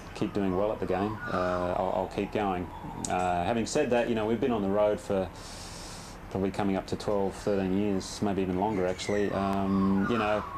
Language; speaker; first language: English; native; English